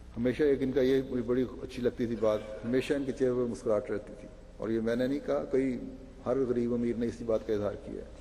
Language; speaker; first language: Urdu; native; Urdu